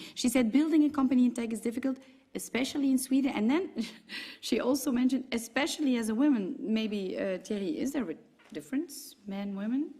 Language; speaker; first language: English; non-native, fluent; Dutch